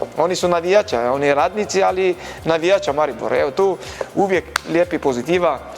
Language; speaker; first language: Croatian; non-native, learner; Arabic